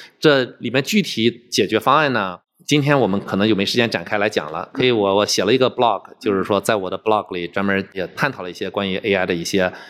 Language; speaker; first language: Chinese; native; Chinese